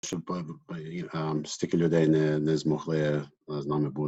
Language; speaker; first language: Ukrainian; early bilingual, heritage; Ukrainian